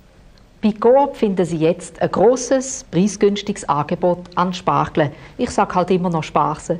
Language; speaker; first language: German; native; German